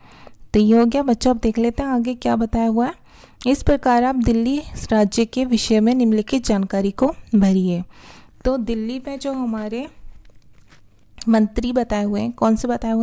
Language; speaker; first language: Hindi; native; Hindi